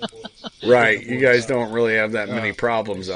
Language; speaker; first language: English; native; English